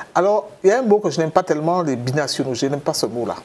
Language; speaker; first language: French; native; French